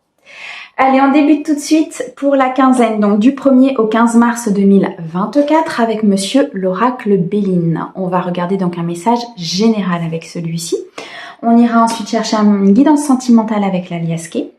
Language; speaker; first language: French; native; French